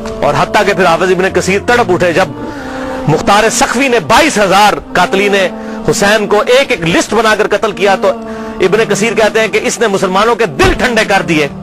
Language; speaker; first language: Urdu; non-native, local second language; Punjabi